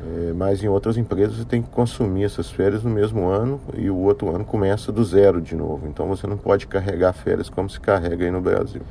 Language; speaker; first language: Portuguese; native; Portuguese